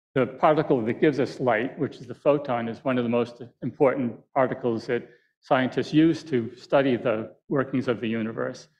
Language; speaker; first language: English; native; English